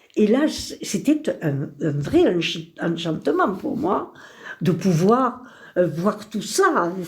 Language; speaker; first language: French; early bilingual, other home language; Spanish